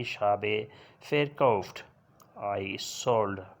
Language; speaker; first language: German; non-native, learner; Urdu